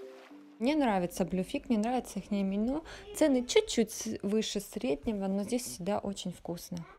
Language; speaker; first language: Russian; native; Russian